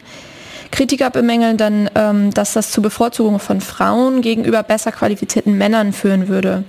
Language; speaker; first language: German; native; German